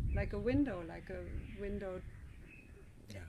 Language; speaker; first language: English; non-native, fluent; German